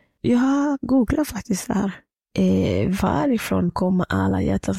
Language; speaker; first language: Swedish; non-native, fluent; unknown